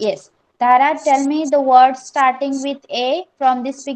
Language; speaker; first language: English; non-native, local second language; Marathi